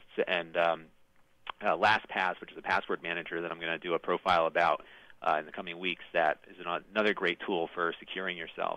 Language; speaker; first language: English; native; English